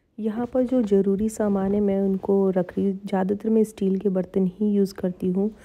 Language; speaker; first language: Hindi; native; Hindi